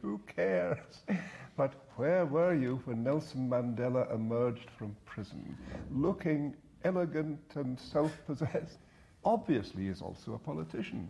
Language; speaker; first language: English; native; English